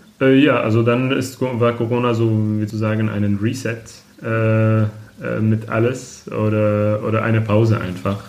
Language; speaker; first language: German; non-native, fluent; Arabic